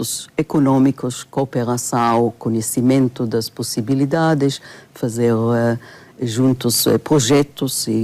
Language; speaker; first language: Portuguese; non-native, fluent; Hebrew